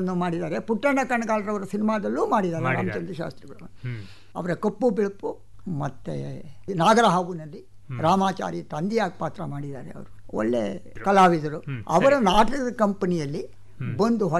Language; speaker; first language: Kannada; native; Kannada